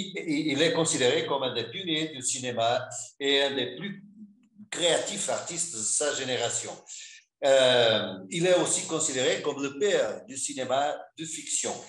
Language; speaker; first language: French; non-native, fluent; Portuguese